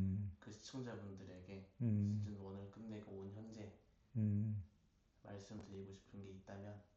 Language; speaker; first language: Korean; native; Korean